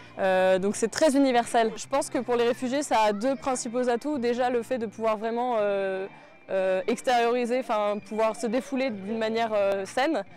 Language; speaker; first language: French; native; French